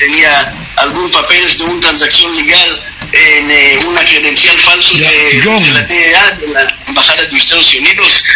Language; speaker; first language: Spanish; non-native, learner; Hebrew